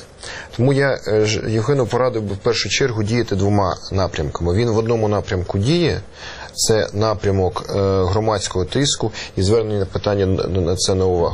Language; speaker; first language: Ukrainian; native; Ukrainian